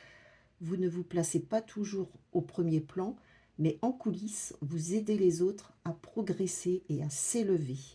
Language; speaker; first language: French; native; French